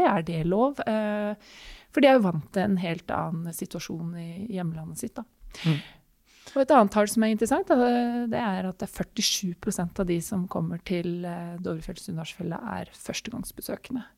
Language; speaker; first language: Norwegian; native; Norwegian